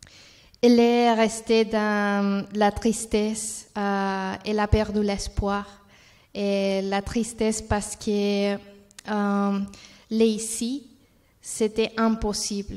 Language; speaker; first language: French; non-native, learner; Spanish